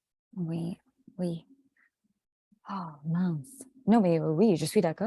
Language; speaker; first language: French; non-native, fluent; English